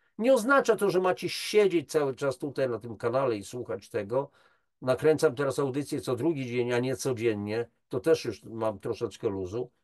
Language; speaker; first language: Polish; native; Polish